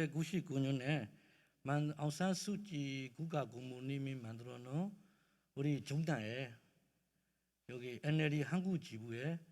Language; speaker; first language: Korean; non-native, learner; Burmese